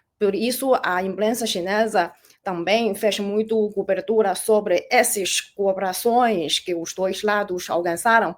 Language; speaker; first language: Portuguese; non-native, fluent; Chinese